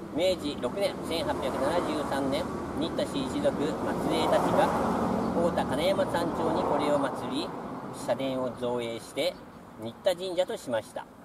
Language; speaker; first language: Japanese; native; Japanese